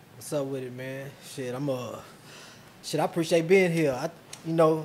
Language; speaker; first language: English; native; English